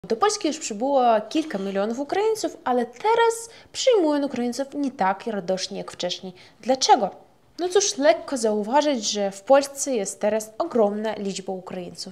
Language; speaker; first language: Polish; non-native, fluent; Ukrainian